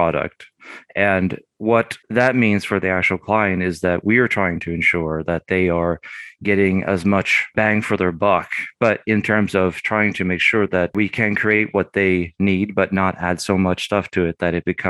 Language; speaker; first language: English; native; English